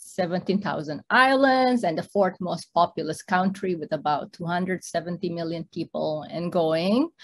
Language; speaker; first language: English; non-native, fluent; Indonesian